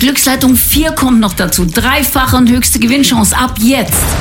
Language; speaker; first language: German; native; German